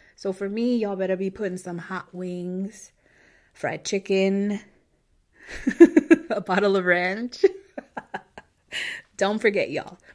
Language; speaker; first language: English; native; English